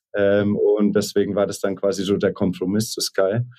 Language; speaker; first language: German; native; German